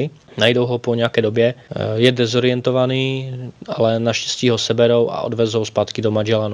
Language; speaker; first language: Czech; native; Czech